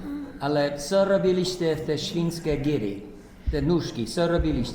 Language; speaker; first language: Polish; early bilingual, heritage; Polish